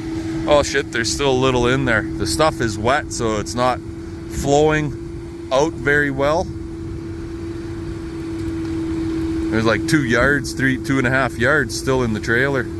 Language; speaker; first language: English; native; English